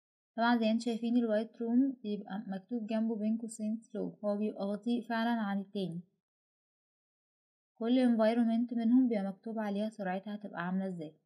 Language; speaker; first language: Arabic; native; Arabic